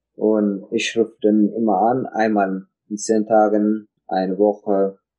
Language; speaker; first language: German; non-native, learner; Tigrinya